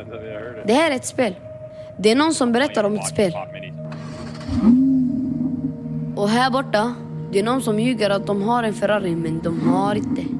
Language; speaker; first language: Swedish; early bilingual, other home language; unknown